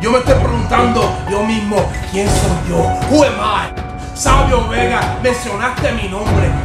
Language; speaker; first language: Spanish; native; Spanish